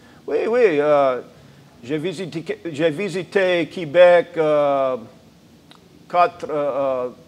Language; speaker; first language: French; non-native, local second language; English